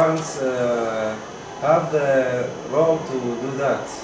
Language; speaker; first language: English; non-native, learner; Arabic